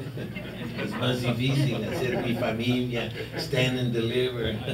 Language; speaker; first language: Spanish; early bilingual, heritage; Spanish